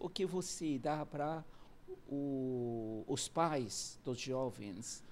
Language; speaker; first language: Portuguese; non-native, fluent; Arabic